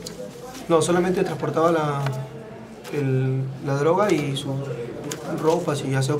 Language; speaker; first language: Spanish; native; Spanish